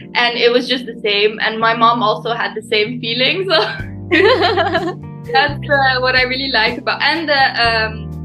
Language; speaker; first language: English; early bilingual, heritage; Turkish